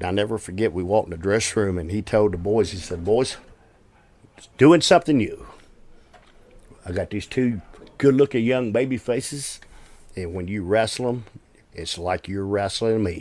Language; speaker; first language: English; native; English